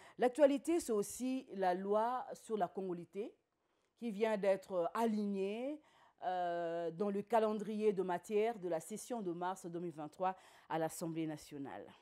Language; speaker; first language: French; non-native, local second language; Lingala